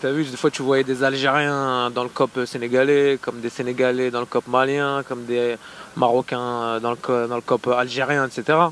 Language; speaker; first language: French; native; French